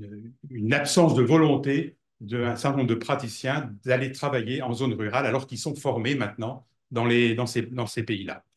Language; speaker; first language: French; native; French